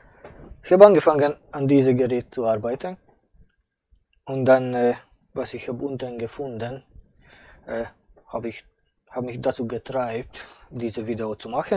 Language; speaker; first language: German; non-native, fluent; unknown